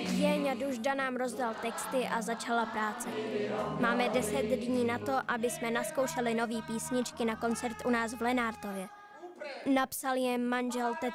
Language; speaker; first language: Czech; native; Czech